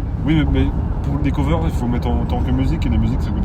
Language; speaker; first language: French; native; French